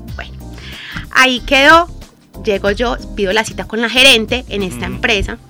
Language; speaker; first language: Spanish; native; Spanish